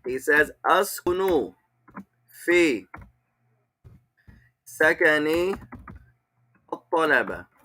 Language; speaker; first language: Arabic; non-native, fluent; English